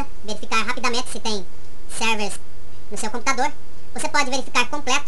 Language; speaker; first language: Portuguese; native; Portuguese